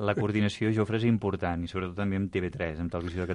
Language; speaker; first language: Catalan; native; Catalan